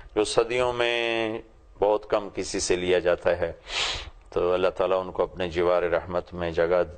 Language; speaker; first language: Urdu; non-native, local second language; Punjabi